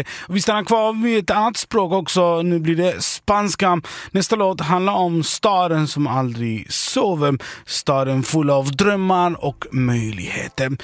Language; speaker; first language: Swedish; native; Swedish